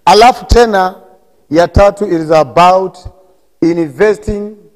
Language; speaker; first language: English; non-native, local second language; Swahili